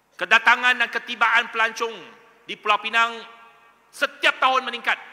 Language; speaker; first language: Malay; non-native, local second language; Chinese